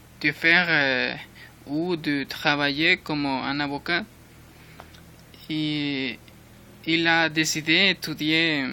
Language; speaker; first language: French; non-native, learner; Spanish